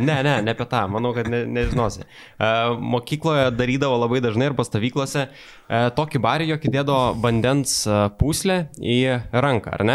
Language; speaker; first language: Lithuanian; native; Lithuanian